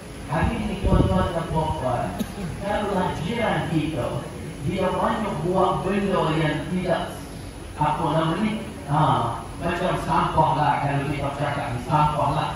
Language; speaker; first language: Malay; non-native, fluent; Arabic